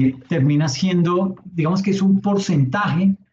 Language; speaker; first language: Spanish; native; Spanish